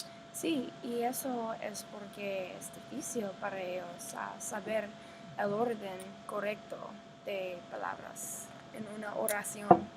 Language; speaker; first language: Spanish; non-native, learner; English